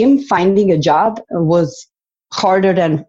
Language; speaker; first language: English; non-native, fluent; Slovenian